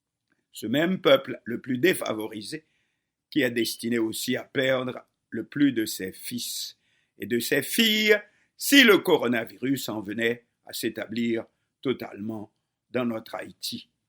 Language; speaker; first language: French; non-native, local second language; Haitian Creole